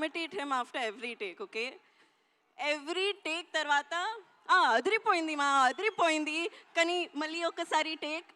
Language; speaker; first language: Telugu; non-native, learner; Hindi